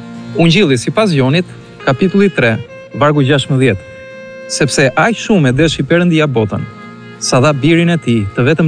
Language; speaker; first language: Russian; non-native, learner; Albanian